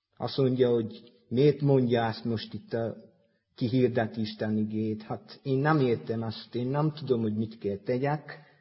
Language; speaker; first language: Hungarian; native; Hungarian